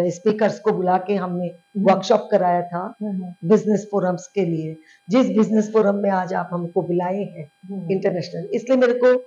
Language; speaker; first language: Hindi; early bilingual, heritage; Bangla